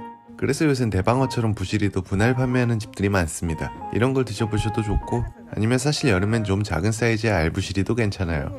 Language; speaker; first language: Korean; native; Korean